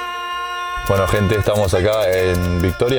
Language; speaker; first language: Spanish; native; Spanish